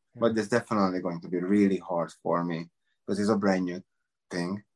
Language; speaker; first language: English; non-native, learner; Hungarian